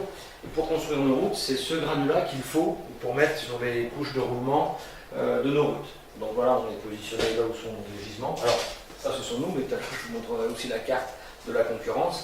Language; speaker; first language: French; native; French